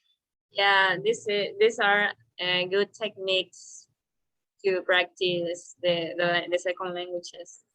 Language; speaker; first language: English; non-native, learner; Spanish